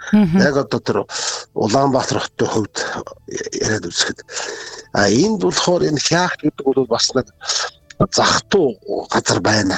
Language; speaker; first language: Mongolian; native; Mongolian